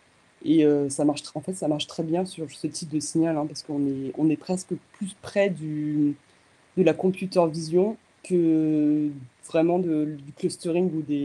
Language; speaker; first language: French; native; French